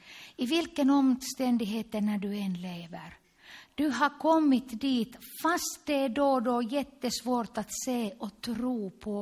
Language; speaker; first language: Swedish; non-native, local second language; Finnish